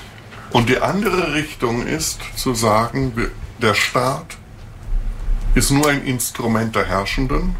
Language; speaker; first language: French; non-native, learner; German